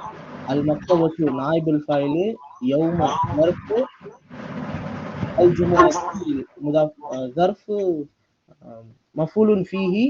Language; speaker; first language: Arabic; non-native, learner; Tamil